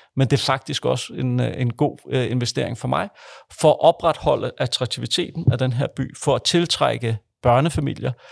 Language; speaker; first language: Danish; native; Danish